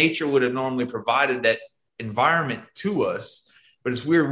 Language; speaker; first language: English; native; English